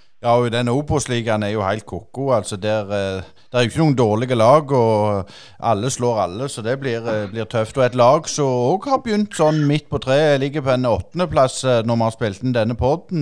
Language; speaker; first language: Norwegian; native; Norwegian